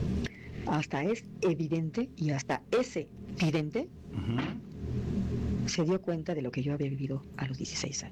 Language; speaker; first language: Spanish; native; Spanish